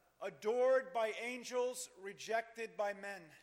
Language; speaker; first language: English; native; English